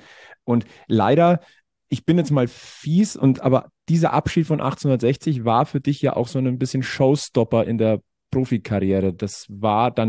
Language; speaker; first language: German; native; German